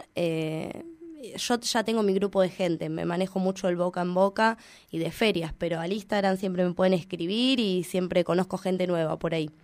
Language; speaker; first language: Spanish; native; Spanish